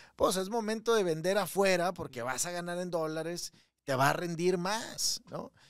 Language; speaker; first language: Spanish; native; Spanish